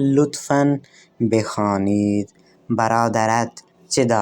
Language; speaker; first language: Persian; non-native, fluent; Urdu